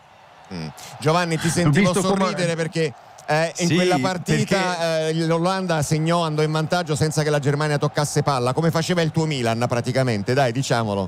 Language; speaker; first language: Italian; native; Italian